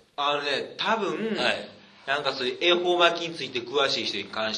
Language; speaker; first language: Japanese; native; Japanese